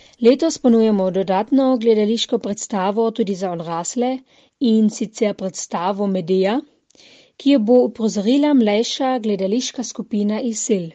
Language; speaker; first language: Slovenian; native; Slovenian